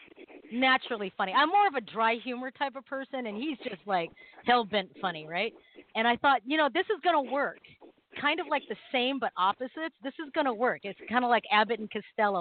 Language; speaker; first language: English; native; English